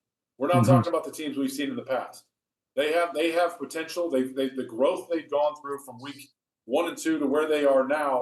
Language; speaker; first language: English; native; English